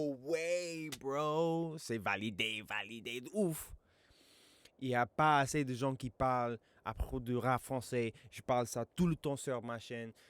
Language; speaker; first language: French; non-native, fluent; English